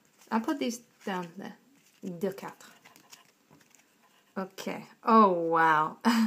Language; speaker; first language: English; native; English